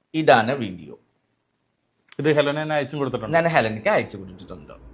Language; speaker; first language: Malayalam; non-native, fluent; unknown